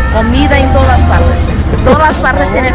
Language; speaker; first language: Spanish; non-native, fluent; Portuguese